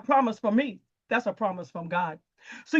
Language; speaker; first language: English; native; English